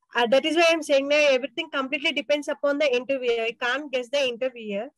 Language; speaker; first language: English; non-native, local second language; Telugu